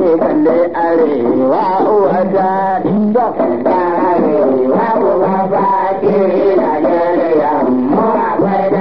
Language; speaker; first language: Hausa; non-native, local second language; Fula